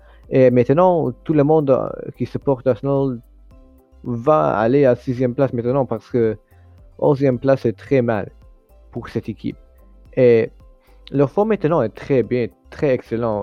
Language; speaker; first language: French; non-native, learner; English